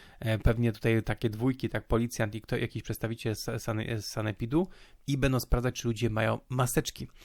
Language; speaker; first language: Polish; native; Polish